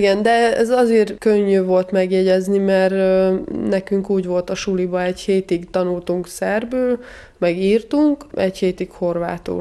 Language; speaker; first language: Hungarian; non-native, fluent; Serbian